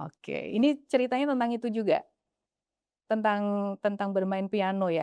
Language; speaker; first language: Indonesian; native; Indonesian